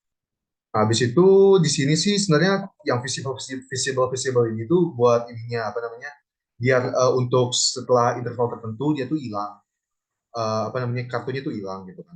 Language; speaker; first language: Indonesian; native; Indonesian